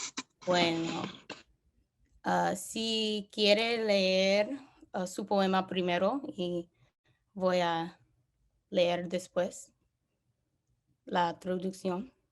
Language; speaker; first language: Spanish; non-native, learner; English